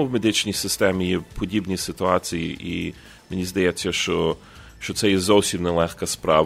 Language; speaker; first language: Ukrainian; early bilingual, heritage; Ukrainian